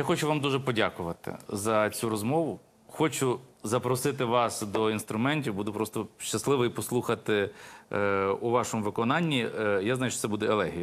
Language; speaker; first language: Ukrainian; native; Ukrainian